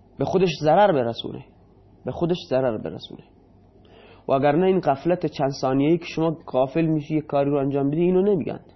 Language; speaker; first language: Persian; non-native, local second language; Baluchi